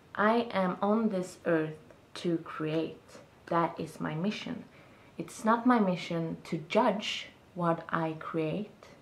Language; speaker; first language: English; non-native, fluent; Swedish